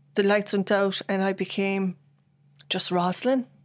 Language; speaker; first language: English; native; English